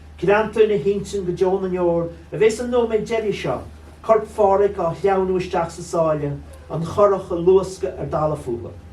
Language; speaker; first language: Irish; non-native, local second language; English